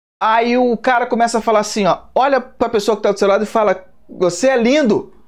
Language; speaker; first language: Portuguese; native; Portuguese